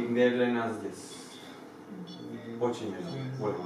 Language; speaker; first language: Russian; non-native, learner; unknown